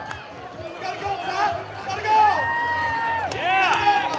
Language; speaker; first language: English; native; English